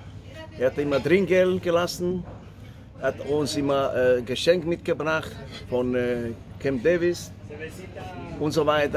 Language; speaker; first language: German; non-native, learner; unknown